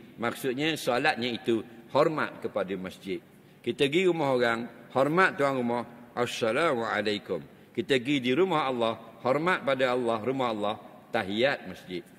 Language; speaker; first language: Malay; native; Malay